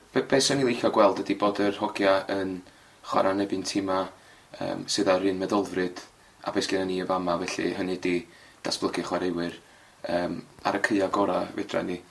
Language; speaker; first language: Welsh; native; Welsh